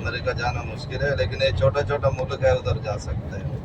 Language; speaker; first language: Hindi; non-native, local second language; Telugu